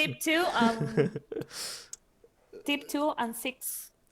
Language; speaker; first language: English; non-native, learner; Spanish